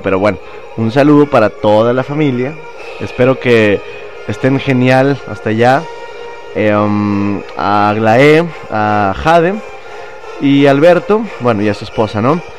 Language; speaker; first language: Spanish; native; Spanish